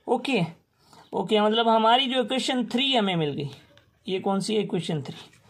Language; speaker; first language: Urdu; non-native, local second language; Sindhi